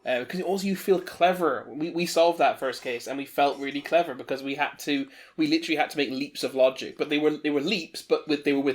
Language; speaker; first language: English; native; English